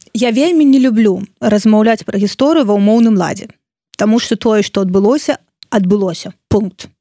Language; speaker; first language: Belarusian; non-native, local second language; Russian